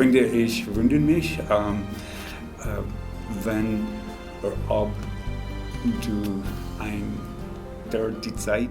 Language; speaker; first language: German; non-native, learner; English